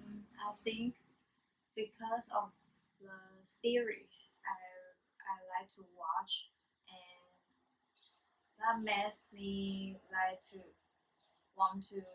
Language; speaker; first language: English; non-native, learner; Chinese